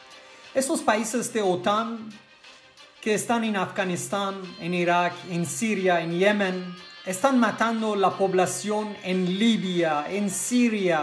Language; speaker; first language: Spanish; non-native, learner; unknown